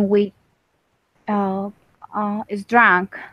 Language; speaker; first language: English; non-native, learner; Spanish